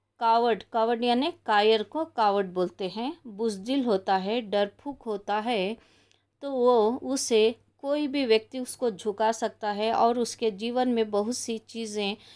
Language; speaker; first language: Hindi; non-native, local second language; Kannada